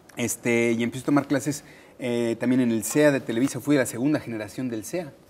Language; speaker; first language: Spanish; native; Spanish